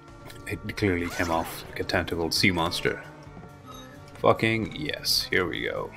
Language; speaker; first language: English; native; English